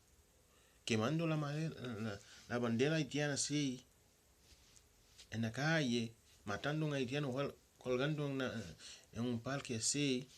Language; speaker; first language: Spanish; non-native, local second language; Haitian Creole